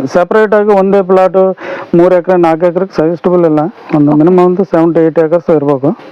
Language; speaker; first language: Kannada; non-native, local second language; Telugu